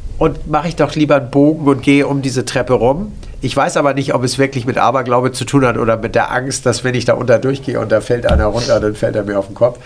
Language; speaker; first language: German; native; German